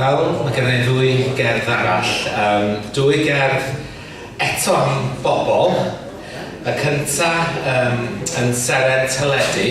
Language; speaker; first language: Welsh; native; Welsh